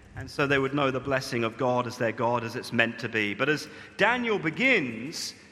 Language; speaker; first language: English; native; English